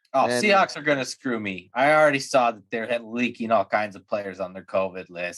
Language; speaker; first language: English; native; English